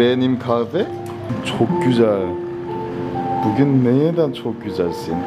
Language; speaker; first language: Turkish; non-native, learner; Korean